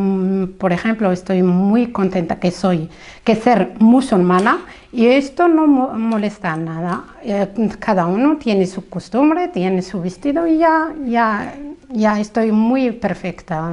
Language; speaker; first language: Spanish; non-native, fluent; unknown